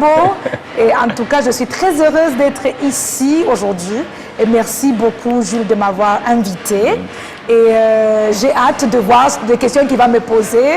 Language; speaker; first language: French; non-native, local second language; Kinyarwanda